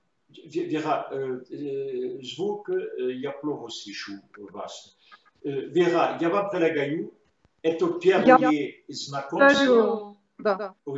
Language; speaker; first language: Russian; non-native, learner; French